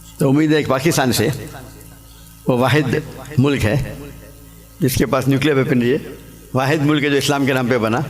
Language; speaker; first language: Urdu; non-native, local second language; English